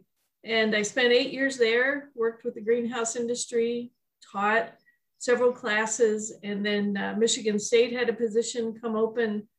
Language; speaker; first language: English; native; English